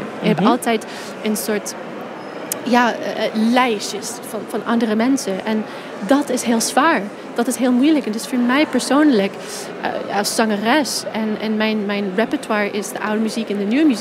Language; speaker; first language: Dutch; non-native, fluent; English